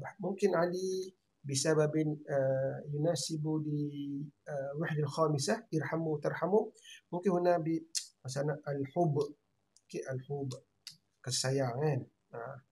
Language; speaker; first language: Arabic; non-native, fluent; Malay